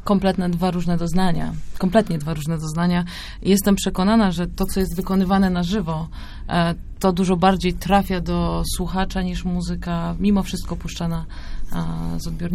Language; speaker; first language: Polish; native; Polish